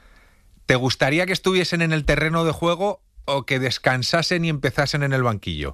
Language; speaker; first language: Spanish; native; Spanish